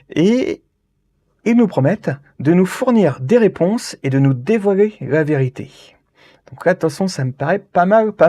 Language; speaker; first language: French; native; French